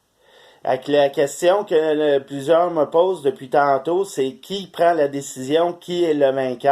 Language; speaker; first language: French; native; French